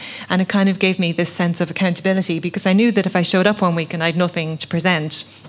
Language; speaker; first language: English; native; English